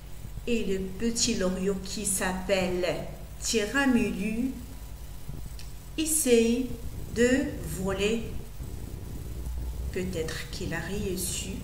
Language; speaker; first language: French; non-native, local second language; Arabic